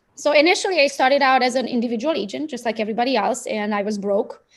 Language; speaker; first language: English; non-native, fluent; Romanian